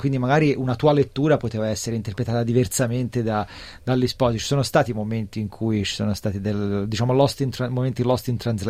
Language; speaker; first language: Italian; native; Italian